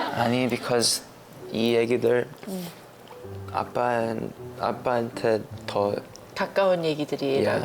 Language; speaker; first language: Korean; early bilingual, heritage; English